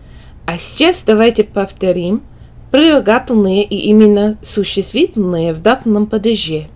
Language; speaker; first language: Russian; non-native, fluent; English